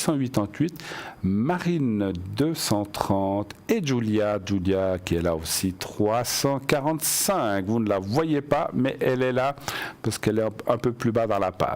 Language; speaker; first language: French; native; French